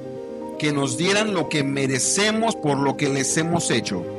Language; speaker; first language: Spanish; native; Spanish